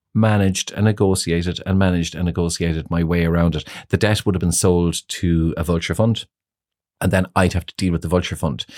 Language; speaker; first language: English; native; English